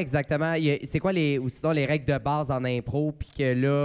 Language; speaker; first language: French; native; French